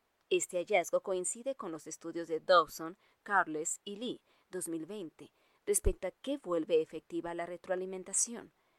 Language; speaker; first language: Spanish; native; Spanish